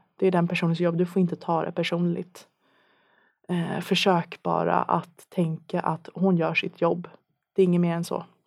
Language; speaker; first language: Swedish; native; Swedish